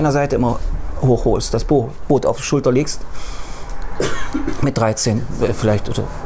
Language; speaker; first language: German; non-native, fluent; Russian